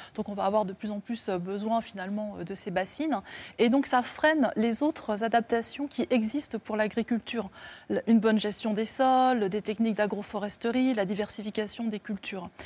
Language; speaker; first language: French; native; French